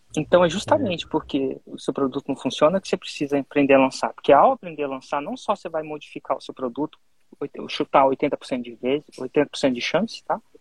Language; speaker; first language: Portuguese; native; Portuguese